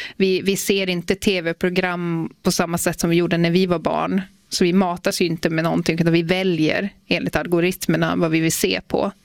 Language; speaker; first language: Swedish; native; Swedish